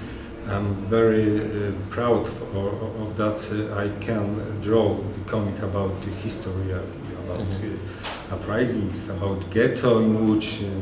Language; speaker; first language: English; non-native, learner; Polish